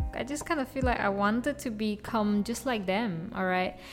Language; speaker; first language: English; non-native, local second language; Chinese